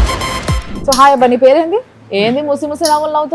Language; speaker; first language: Telugu; native; Telugu